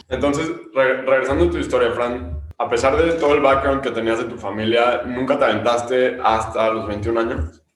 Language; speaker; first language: Spanish; native; Spanish